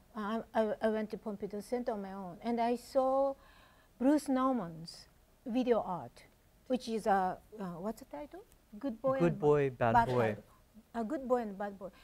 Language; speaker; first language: English; non-native, learner; Japanese